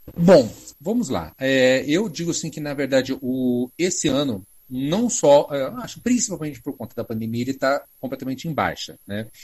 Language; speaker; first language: Portuguese; native; Portuguese